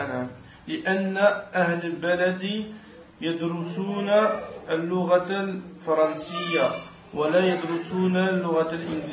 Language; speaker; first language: Arabic; non-native, learner; French